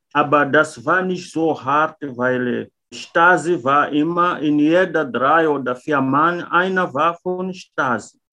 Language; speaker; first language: German; non-native, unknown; Portuguese